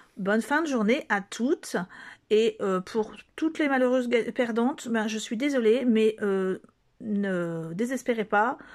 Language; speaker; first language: French; native; French